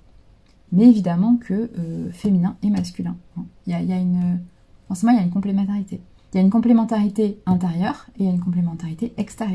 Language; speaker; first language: French; native; French